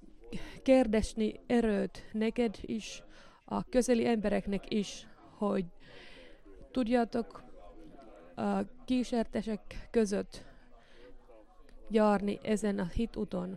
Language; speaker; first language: Hungarian; non-native, learner; Finnish